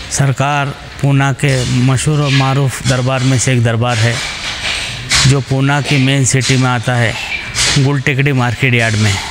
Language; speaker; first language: Hindi; native; Hindi